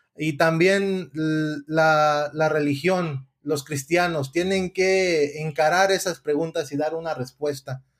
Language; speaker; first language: Spanish; early bilingual, heritage; Spanish